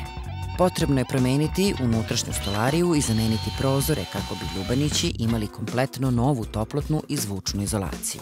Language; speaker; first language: Serbian; native; Serbian